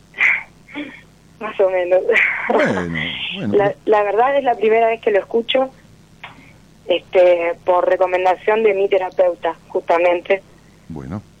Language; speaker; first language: Spanish; native; Spanish